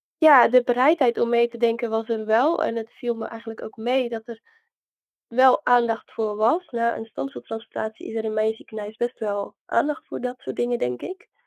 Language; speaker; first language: Dutch; native; Dutch